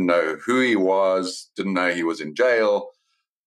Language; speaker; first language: English; native; English